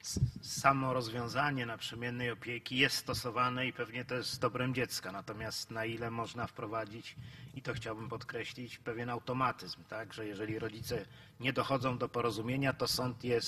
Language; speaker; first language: Polish; native; Polish